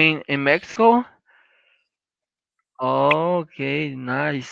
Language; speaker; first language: English; non-native, learner; Portuguese